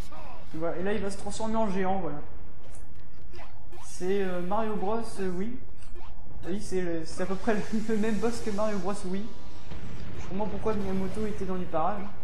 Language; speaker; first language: French; native; French